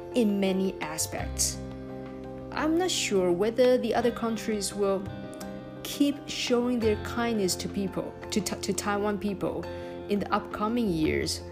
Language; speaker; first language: English; non-native, fluent; Chinese